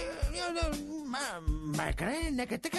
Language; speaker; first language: Japanese; native; Japanese